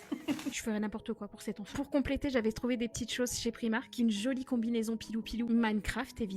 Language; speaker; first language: French; native; French